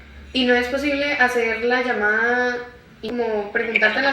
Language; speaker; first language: Spanish; native; Spanish